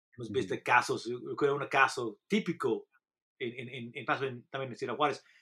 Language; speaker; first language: Spanish; non-native, fluent; English